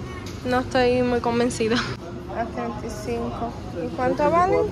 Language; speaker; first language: Spanish; native; Spanish